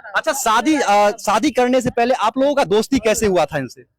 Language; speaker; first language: Hindi; native; Hindi